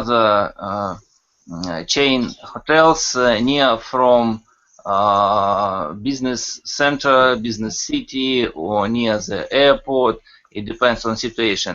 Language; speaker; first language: English; non-native, learner; Russian